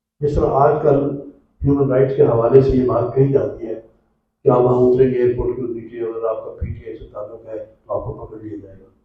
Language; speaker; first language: Urdu; non-native, local second language; Punjabi